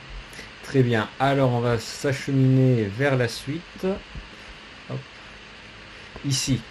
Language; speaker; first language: French; native; French